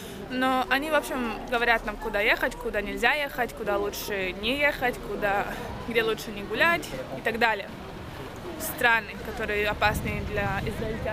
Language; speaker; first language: Russian; early bilingual, heritage; Russian